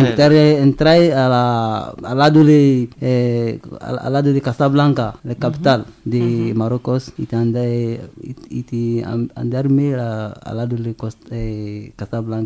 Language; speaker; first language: Spanish; non-native, learner; French